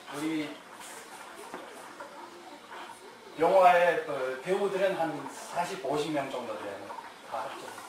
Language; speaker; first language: Korean; non-native, fluent; Kyrgyz